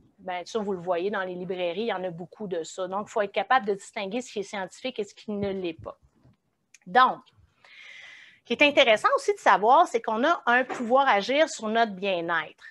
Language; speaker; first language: French; native; French